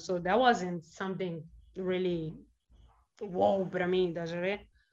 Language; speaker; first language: English; non-native, fluent; Portuguese